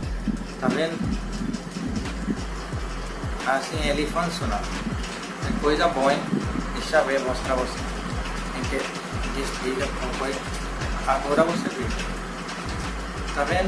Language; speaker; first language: Portuguese; non-native, learner; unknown